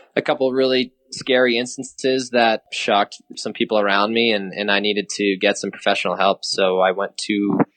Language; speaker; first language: English; native; English